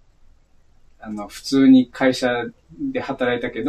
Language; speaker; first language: Japanese; native; Japanese